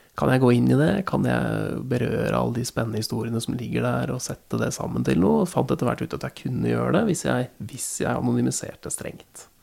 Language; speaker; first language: Norwegian; native; Norwegian